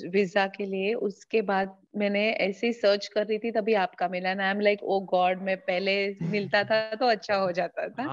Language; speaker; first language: Hindi; non-native, local second language; Marathi